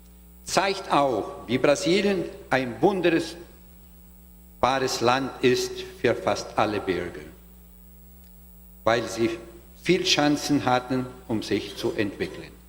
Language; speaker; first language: German; non-native, learner; Portuguese